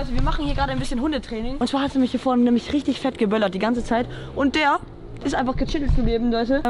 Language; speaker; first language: German; native; German